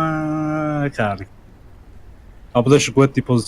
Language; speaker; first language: German; native; German